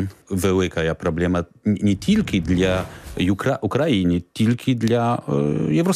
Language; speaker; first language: Ukrainian; non-native, learner; Polish